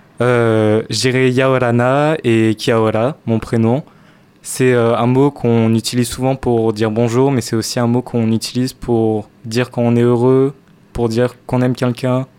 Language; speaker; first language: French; native; French